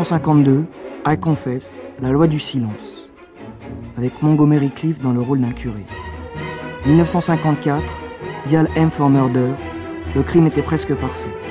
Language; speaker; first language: French; native; French